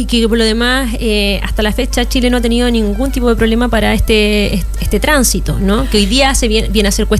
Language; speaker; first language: Spanish; native; Spanish